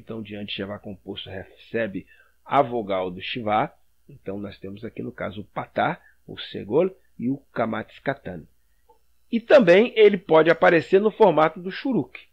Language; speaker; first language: Portuguese; native; Portuguese